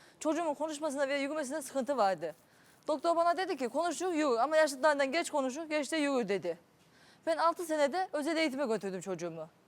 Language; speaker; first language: Turkish; native; Turkish